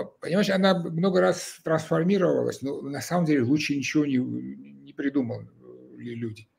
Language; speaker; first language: Russian; non-native, local second language; Georgian